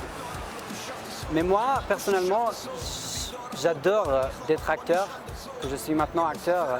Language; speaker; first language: French; non-native, fluent; Persian